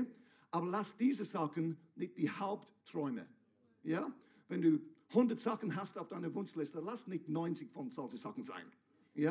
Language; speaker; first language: German; non-native, fluent; English